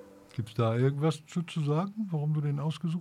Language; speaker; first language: German; native; German